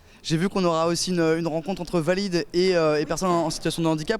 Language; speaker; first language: French; native; French